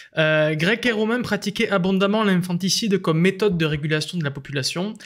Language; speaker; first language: French; native; French